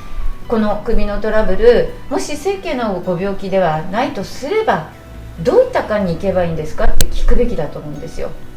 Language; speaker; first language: Japanese; native; Japanese